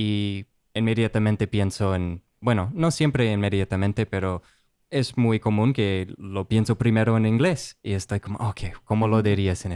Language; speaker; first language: Spanish; non-native, fluent; English